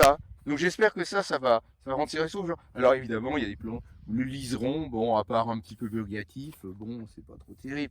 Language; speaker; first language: French; native; French